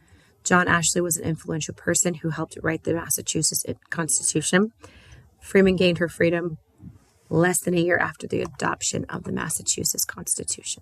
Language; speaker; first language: English; native; English